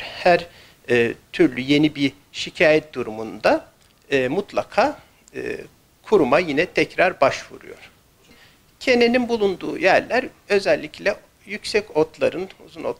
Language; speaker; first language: Turkish; native; Turkish